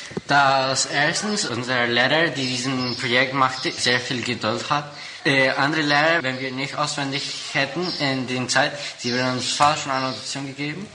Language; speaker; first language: German; non-native, local second language; Spanish